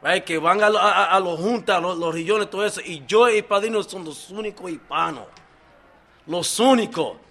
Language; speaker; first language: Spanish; early bilingual, heritage; Spanish